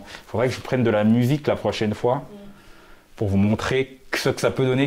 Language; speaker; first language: French; native; French